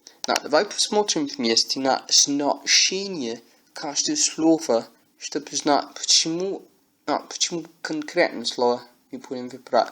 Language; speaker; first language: Russian; non-native, learner; English